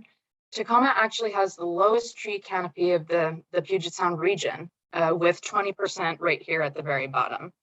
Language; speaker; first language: English; native; English